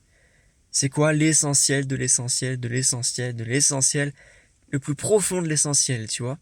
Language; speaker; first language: French; native; French